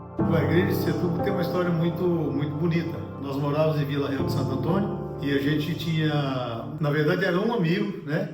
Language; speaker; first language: Portuguese; native; Portuguese